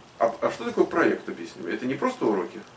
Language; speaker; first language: Russian; native; Russian